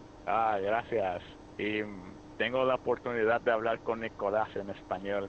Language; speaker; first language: Spanish; early bilingual, heritage; Spanish